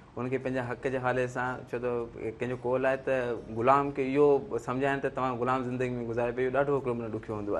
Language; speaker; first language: Sindhi; native; Sindhi